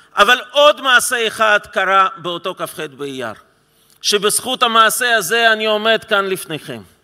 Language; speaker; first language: Hebrew; non-native, fluent; Russian